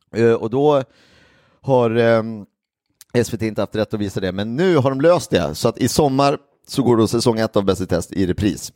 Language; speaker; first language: Swedish; native; Swedish